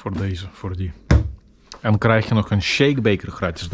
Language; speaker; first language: Dutch; non-native, fluent; Russian